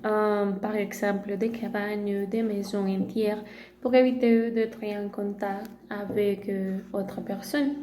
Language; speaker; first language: French; non-native, learner; Spanish